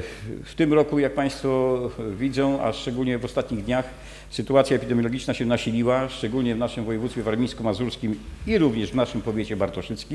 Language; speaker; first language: Polish; native; Polish